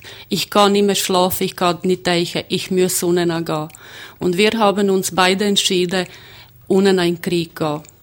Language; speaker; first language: German; non-native, learner; Croatian